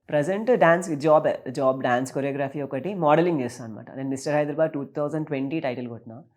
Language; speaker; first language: Telugu; native; Telugu